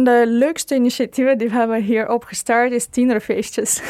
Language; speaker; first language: Dutch; non-native, fluent; Ukrainian